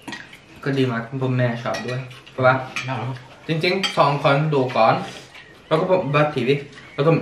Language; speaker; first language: Thai; early bilingual, heritage; Thai